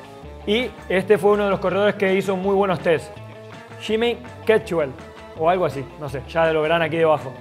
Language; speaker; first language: Spanish; native; Spanish